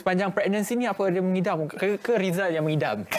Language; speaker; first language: Malay; native; Malay